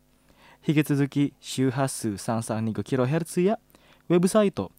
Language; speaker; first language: Japanese; non-native, fluent; Indonesian